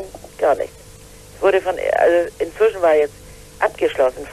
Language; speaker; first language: German; native; German